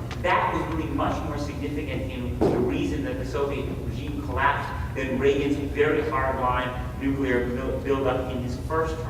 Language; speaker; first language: English; native; English